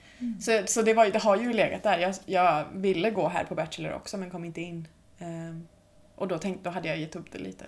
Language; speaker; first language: Swedish; native; Swedish